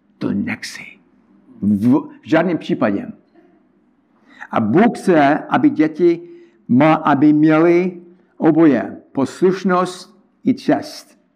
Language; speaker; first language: Czech; non-native, learner; English